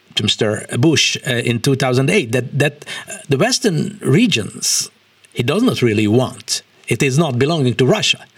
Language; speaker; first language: English; non-native, learner; Hungarian